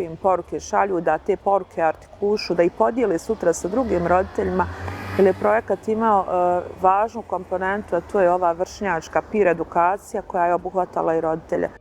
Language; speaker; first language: Bosnian; native; Bosnian